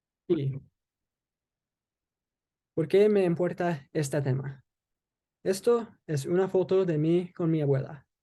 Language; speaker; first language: Spanish; non-native, learner; English